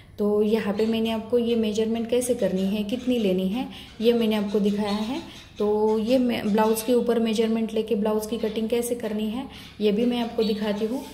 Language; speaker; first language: Hindi; non-native, local second language; Marathi